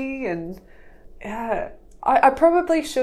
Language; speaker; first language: English; native; English